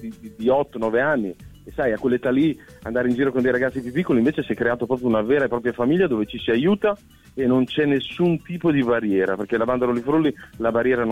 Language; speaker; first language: Italian; native; Italian